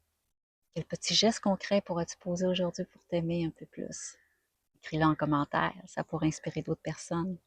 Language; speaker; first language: French; native; French